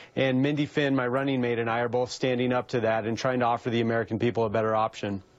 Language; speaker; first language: English; native; English